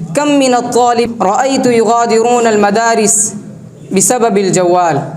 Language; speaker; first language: Arabic; non-native, learner; Urdu